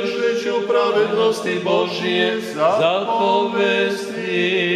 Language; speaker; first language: Bosnian; native; Bosnian